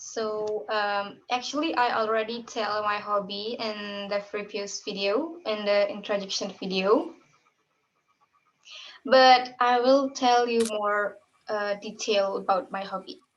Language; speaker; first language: English; non-native, learner; Indonesian